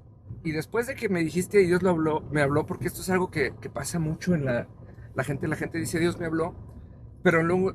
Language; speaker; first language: Spanish; native; Spanish